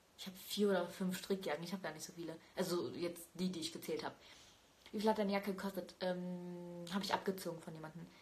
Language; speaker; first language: German; early bilingual, other home language; Turkish